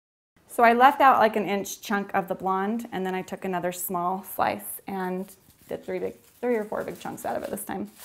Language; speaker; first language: English; native; English